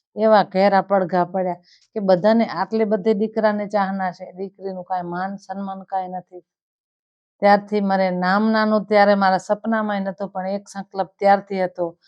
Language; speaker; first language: Gujarati; native; Gujarati